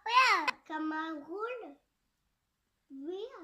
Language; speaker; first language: French; native; French